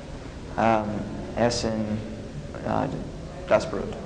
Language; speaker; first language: German; non-native, learner; English